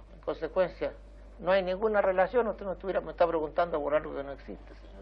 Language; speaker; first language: Spanish; native; Spanish